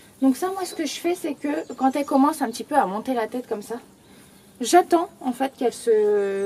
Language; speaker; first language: French; native; French